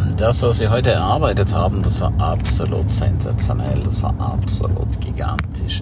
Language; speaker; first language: German; native; German